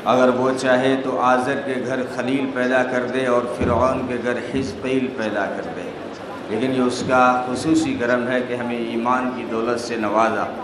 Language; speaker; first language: Urdu; non-native, local second language; Gujarati